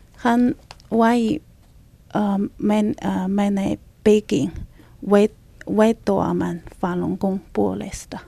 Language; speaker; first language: Finnish; non-native, learner; Chinese